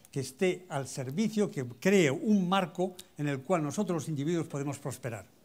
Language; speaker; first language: Spanish; native; Spanish